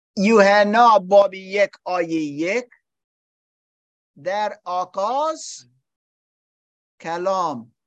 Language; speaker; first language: Persian; non-native, learner; English